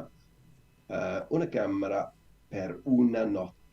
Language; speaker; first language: Italian; non-native, learner; English